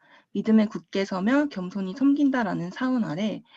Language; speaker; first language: Korean; native; Korean